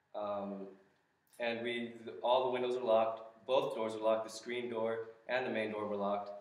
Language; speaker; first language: English; native; English